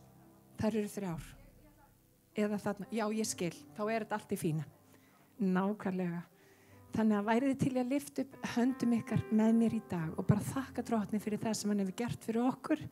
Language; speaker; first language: Icelandic; non-native, fluent; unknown